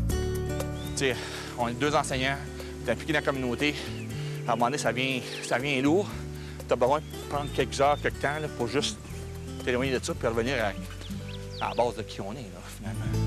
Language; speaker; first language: French; native; French